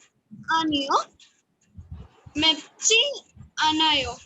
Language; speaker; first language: Korean; non-native, learner; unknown